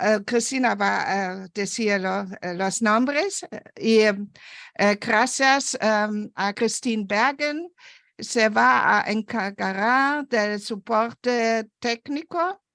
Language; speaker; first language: Spanish; non-native, fluent; German